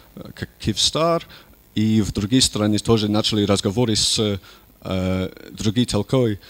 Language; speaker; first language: Russian; non-native, learner; English